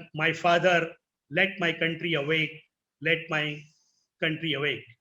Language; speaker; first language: English; non-native, local second language; Gujarati